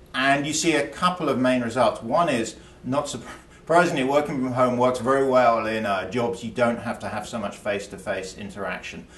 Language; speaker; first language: English; native; English